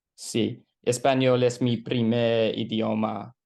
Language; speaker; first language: Spanish; non-native, learner; English